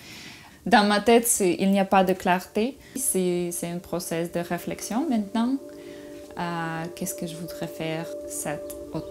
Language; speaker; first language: French; non-native, learner; Russian